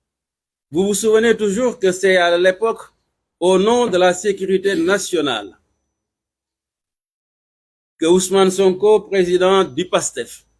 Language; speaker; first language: French; non-native, local second language; Wolof